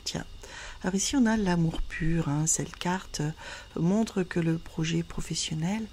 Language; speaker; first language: French; native; French